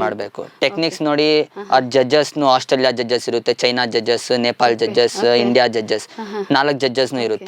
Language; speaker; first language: Kannada; non-native, local second language; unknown